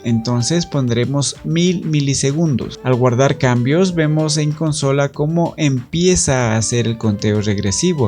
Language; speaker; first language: Spanish; native; Spanish